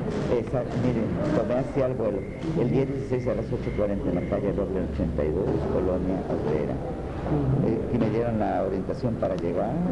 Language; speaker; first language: Spanish; native; Spanish